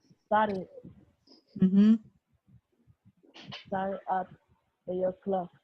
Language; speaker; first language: English; non-native, learner; Spanish